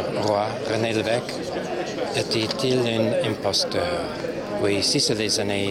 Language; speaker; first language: French; non-native, local second language; English